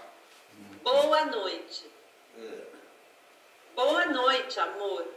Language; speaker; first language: Portuguese; non-native, learner; English